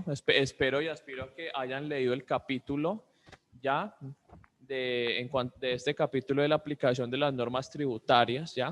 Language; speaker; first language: Spanish; native; Spanish